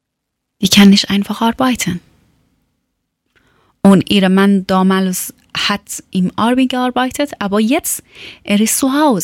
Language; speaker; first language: German; non-native, learner; Persian